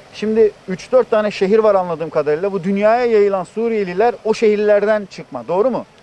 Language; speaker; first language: Turkish; native; Turkish